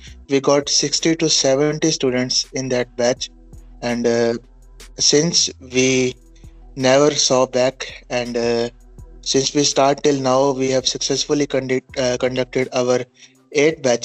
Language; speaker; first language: English; non-native, local second language; Punjabi